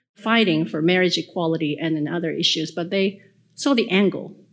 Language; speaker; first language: English; early bilingual, other home language; Korean